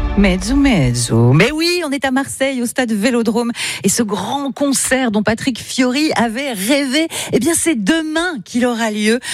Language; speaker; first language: French; native; French